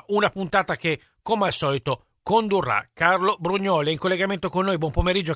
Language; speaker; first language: Italian; native; Italian